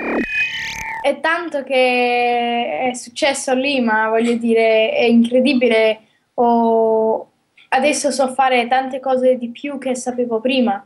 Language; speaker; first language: Italian; early bilingual, heritage; Italian